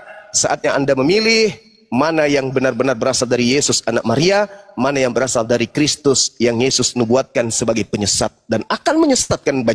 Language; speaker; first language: Indonesian; native; Indonesian